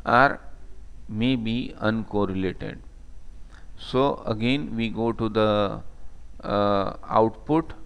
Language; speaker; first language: English; non-native, local second language; Gujarati